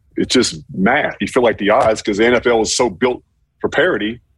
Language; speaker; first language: English; native; English